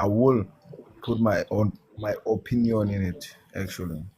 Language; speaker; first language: English; non-native, learner; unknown